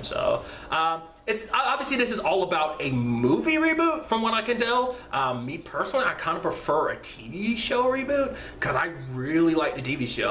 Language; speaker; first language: English; native; English